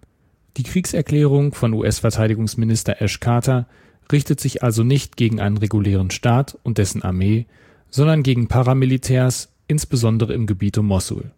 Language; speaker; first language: German; native; German